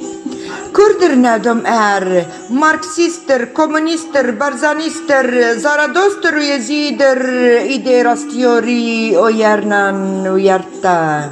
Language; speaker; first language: Swedish; non-native, learner; Kurdish